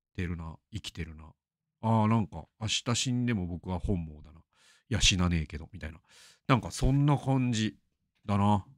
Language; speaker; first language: Japanese; native; Japanese